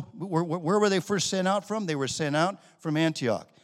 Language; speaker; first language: English; native; English